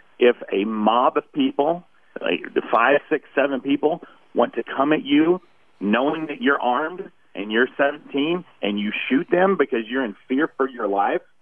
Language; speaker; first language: English; native; English